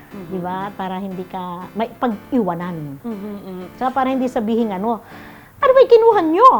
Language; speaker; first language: Filipino; native; Filipino